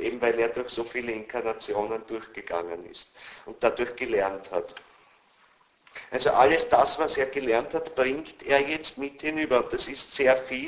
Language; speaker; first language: German; native; German